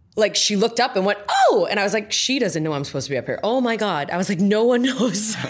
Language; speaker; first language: English; native; English